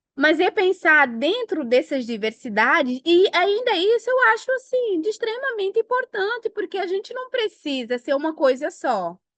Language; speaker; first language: Portuguese; non-native, local second language; Upper Guinea Crioulo